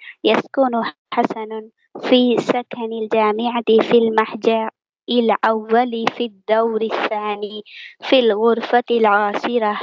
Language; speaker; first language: Arabic; non-native, learner; Tamil